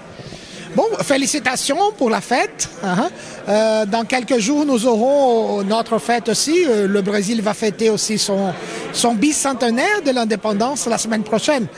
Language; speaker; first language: French; non-native, fluent; Portuguese